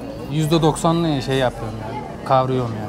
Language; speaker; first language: Turkish; early bilingual, heritage; Turkish